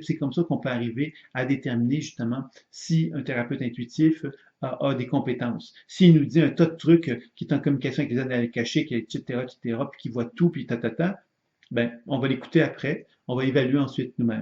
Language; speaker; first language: French; native; French